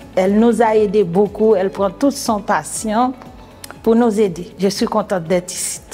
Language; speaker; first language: French; non-native, local second language; Guadeloupean Creole French